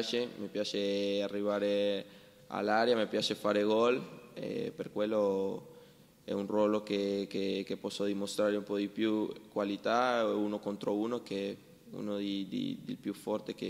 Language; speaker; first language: Italian; non-native, learner; Spanish